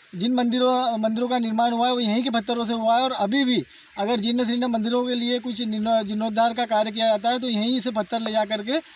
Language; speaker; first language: Hindi; native; Hindi